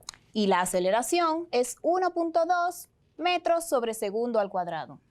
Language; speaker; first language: Spanish; native; Spanish